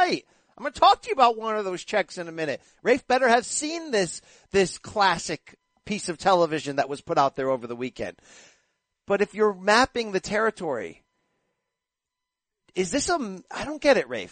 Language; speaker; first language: English; native; English